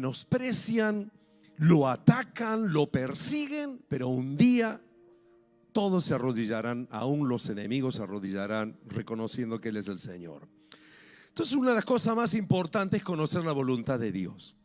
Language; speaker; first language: Spanish; native; Spanish